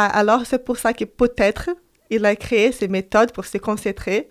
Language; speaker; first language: French; non-native, fluent; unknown